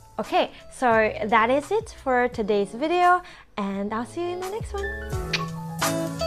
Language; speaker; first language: English; non-native, fluent; Chinese